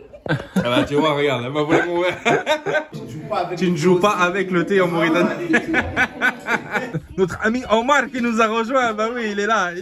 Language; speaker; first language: French; native; French